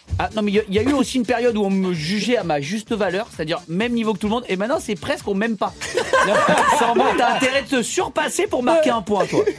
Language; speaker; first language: French; native; French